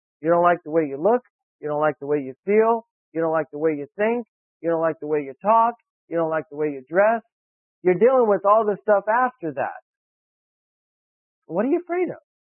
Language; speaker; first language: English; native; English